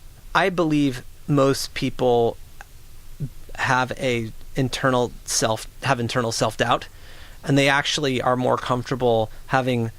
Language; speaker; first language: English; native; English